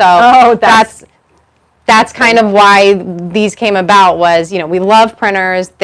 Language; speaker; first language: English; native; English